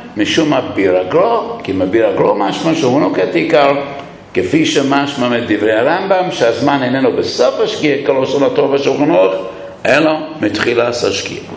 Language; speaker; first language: Hebrew; non-native, fluent; English